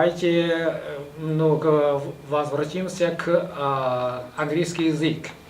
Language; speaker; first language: Russian; non-native, fluent; Chinese